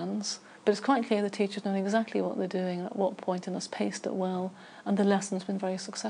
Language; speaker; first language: English; native; English